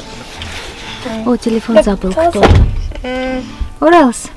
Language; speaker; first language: Russian; non-native, local second language; Armenian